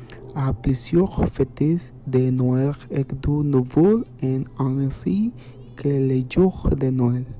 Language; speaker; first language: French; non-native, learner; Spanish